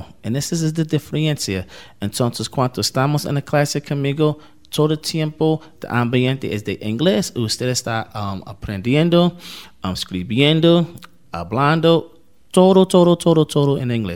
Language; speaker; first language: Spanish; non-native, learner; English